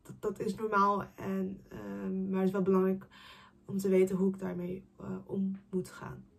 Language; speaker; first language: Dutch; early bilingual, other home language; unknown